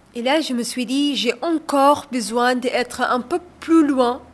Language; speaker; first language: French; non-native, fluent; Arabic